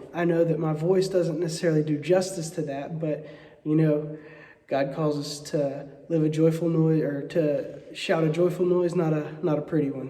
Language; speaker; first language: English; native; English